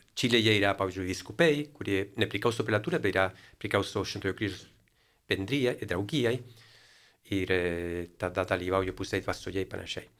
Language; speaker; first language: Lithuanian; non-native, fluent; Spanish